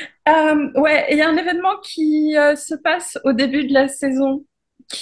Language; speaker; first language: French; native; French